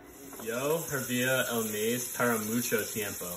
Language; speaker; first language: Spanish; non-native, learner; English